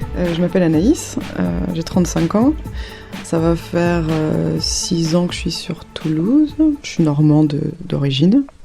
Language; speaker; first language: French; native; French